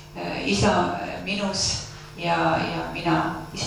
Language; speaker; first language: Finnish; non-native, learner; Estonian